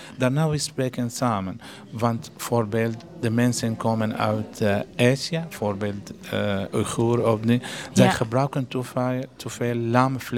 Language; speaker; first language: Dutch; non-native, learner; Arabic